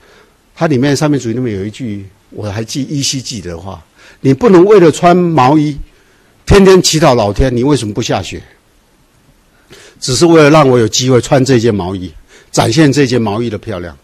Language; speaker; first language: Chinese; native; Chinese